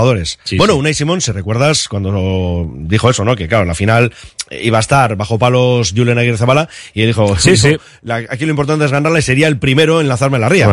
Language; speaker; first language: Spanish; native; Spanish